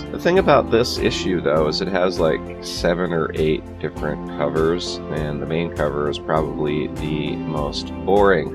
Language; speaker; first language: English; native; English